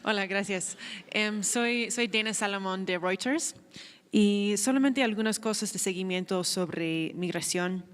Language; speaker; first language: Spanish; non-native, fluent; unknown